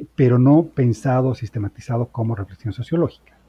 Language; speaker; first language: Spanish; native; Spanish